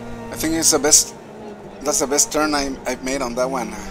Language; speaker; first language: English; non-native, fluent; Spanish